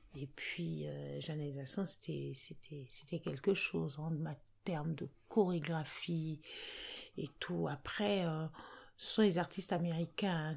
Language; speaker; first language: French; native; French